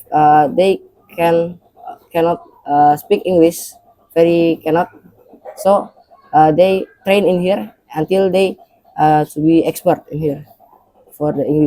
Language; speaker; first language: English; non-native, learner; Indonesian